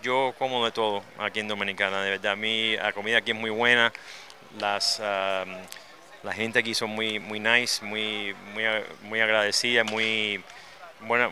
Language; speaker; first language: Spanish; early bilingual, other home language; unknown